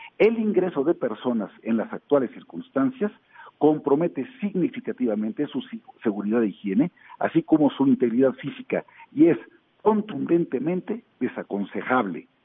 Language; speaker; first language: Spanish; native; Spanish